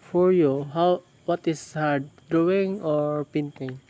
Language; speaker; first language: English; non-native, learner; Filipino